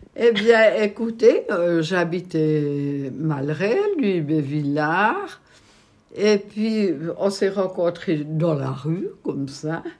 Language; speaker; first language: French; native; French